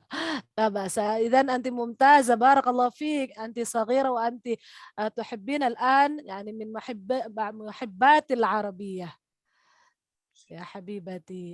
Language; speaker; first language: Arabic; non-native, fluent; Indonesian